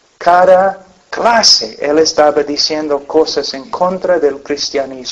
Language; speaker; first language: Spanish; non-native, fluent; English